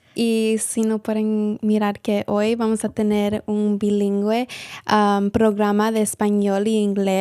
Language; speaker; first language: Spanish; early bilingual, heritage; Spanish